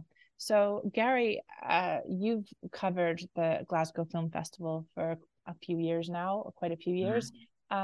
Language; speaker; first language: English; native; English